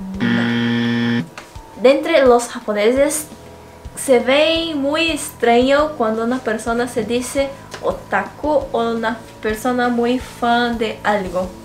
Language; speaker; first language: Spanish; non-native, fluent; Portuguese